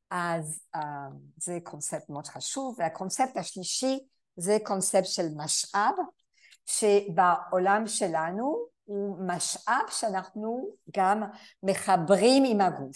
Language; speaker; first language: Hebrew; non-native, fluent; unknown